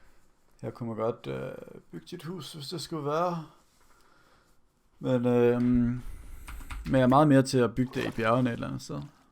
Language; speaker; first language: Danish; native; Danish